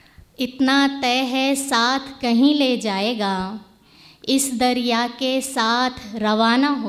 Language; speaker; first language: Hindi; native; Hindi